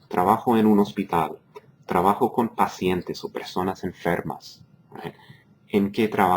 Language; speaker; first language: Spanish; non-native, fluent; English